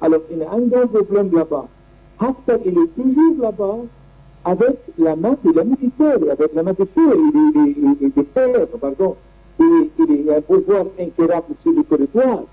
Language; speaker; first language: French; non-native, learner; Arabic